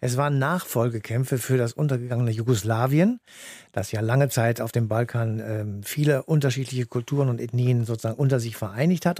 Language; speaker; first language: German; native; German